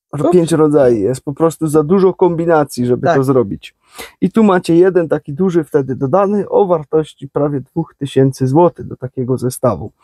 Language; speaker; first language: Polish; native; Polish